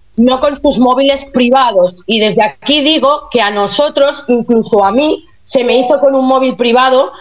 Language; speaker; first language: Spanish; native; Spanish